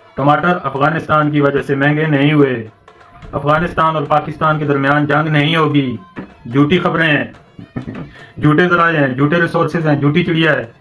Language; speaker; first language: Urdu; non-native, local second language; Northern Hindko